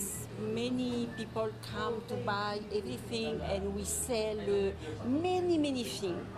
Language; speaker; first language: English; non-native, learner; French